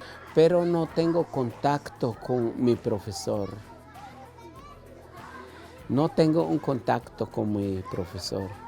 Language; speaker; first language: Spanish; non-native, local second language; Kʼicheʼ